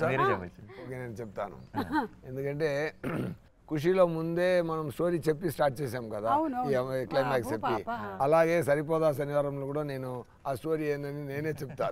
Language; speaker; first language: Telugu; non-native, fluent; Tamil